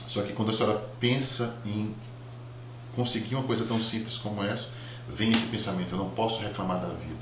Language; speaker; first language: Portuguese; native; Portuguese